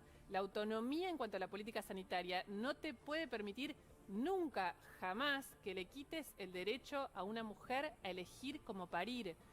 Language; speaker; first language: Spanish; native; Spanish